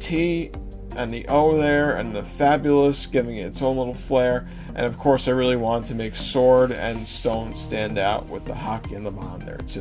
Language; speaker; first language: English; native; English